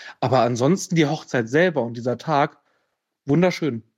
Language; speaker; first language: German; native; German